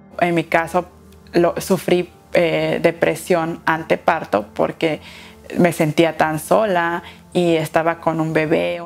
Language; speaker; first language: Spanish; native; Spanish